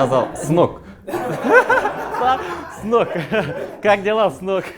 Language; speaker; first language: Russian; non-native, local second language; Kazakh